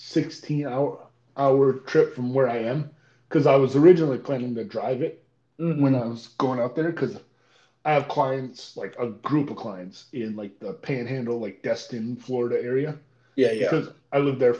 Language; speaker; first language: English; native; English